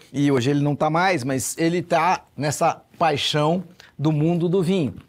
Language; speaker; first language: Portuguese; native; Portuguese